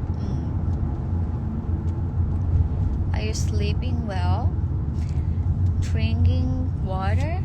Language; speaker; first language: English; non-native, learner; Thai